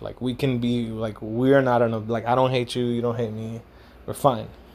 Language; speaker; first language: English; early bilingual, other home language; Spanish